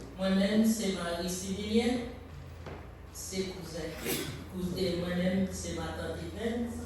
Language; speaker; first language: French; non-native, local second language; Haitian Creole